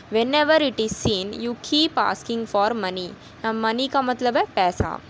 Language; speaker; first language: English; non-native, learner; Hindi